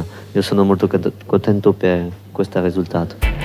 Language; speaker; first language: Italian; non-native, fluent; French